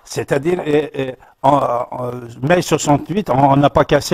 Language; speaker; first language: French; non-native, fluent; Persian